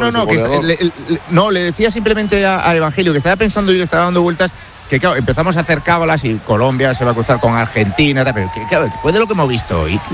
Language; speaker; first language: Spanish; native; Spanish